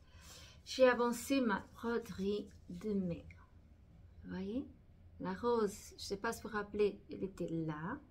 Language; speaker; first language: French; non-native, fluent; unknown